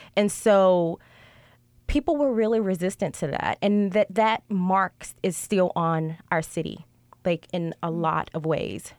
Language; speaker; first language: English; native; English